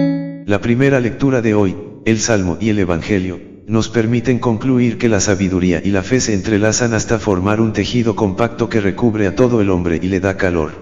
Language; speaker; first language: Spanish; native; Spanish